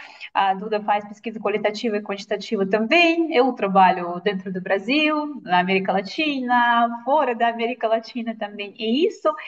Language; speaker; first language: Portuguese; non-native, fluent; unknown